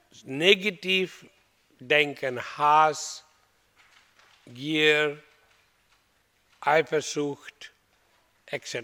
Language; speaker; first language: German; non-native, fluent; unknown